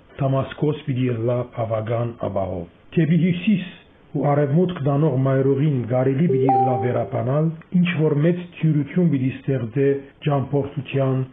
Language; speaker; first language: Armenian; early bilingual, heritage; Armenian